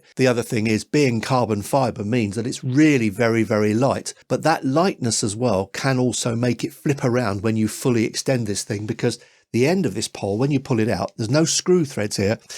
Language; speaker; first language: English; native; English